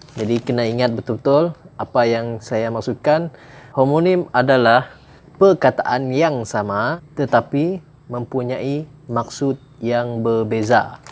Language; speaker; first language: Malay; non-native, local second language; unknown